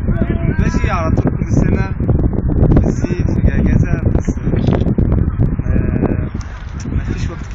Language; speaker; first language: Arabic; early bilingual, heritage; Arabic